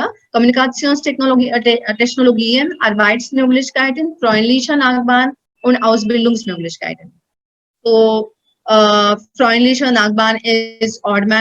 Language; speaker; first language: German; non-native, learner; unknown